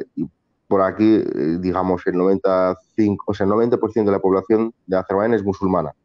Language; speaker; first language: Spanish; non-native, fluent; Azerbaijani